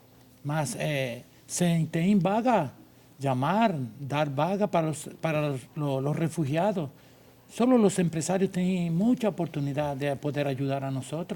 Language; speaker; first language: Portuguese; non-native, learner; Spanish